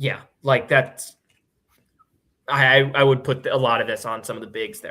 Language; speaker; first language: English; native; English